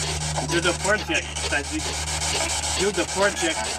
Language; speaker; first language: English; non-native, local second language; French